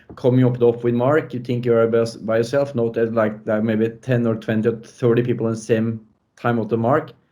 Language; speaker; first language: English; non-native, fluent; Norwegian